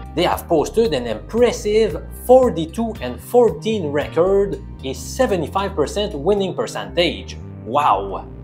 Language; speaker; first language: English; non-native, fluent; French